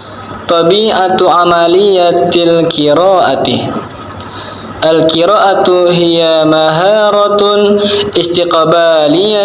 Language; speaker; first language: Arabic; non-native, learner; Indonesian